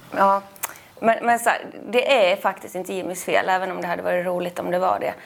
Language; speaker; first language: Swedish; native; Swedish